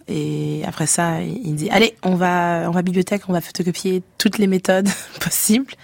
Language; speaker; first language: French; native; French